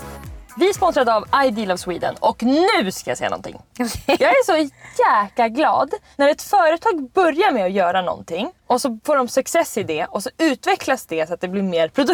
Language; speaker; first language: Swedish; native; Swedish